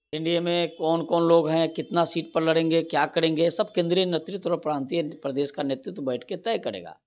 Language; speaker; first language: Hindi; native; Hindi